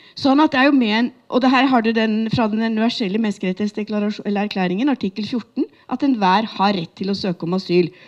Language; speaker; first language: Norwegian; native; Norwegian